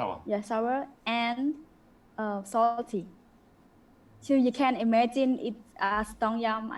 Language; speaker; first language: English; non-native, learner; Khmer